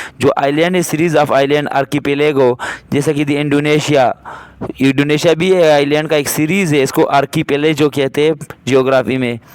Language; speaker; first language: Urdu; non-native, local second language; Pashto